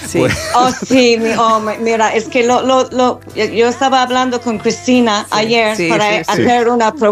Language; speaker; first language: Spanish; non-native, learner; English